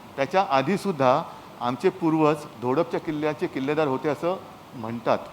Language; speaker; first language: Marathi; native; Marathi